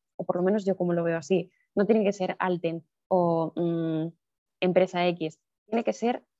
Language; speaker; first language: Spanish; native; Spanish